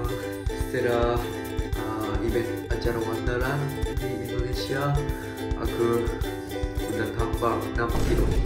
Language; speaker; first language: Indonesian; non-native, fluent; Japanese